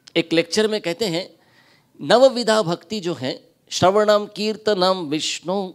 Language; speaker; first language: Hindi; non-native, local second language; Marathi